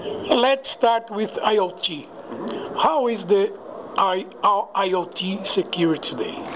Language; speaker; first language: English; non-native, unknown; Portuguese